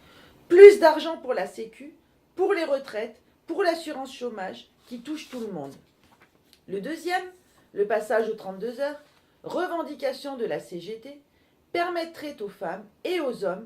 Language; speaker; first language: French; native; French